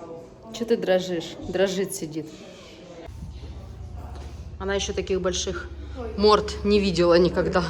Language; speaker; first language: Russian; native; Russian